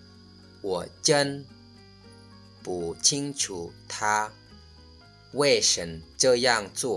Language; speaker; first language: Chinese; non-native, fluent; Lao